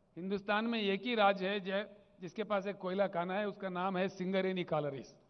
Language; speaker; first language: Hindi; non-native, local second language; Telugu